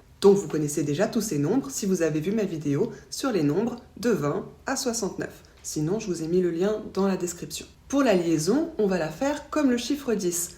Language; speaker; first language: French; native; French